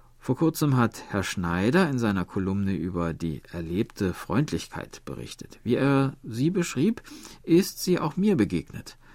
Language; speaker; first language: German; native; German